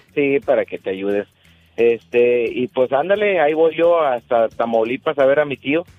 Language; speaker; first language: Spanish; native; Spanish